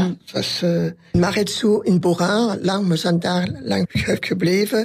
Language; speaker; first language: Dutch; non-native, local second language; French